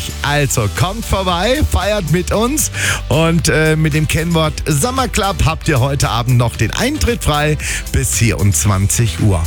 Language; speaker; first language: German; native; German